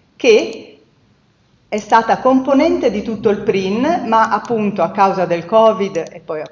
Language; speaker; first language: Italian; native; Italian